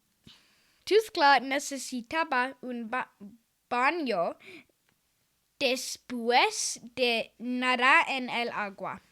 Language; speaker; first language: Spanish; non-native, learner; English